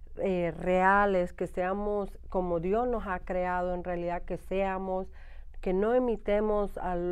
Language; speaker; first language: Spanish; early bilingual, heritage; Spanish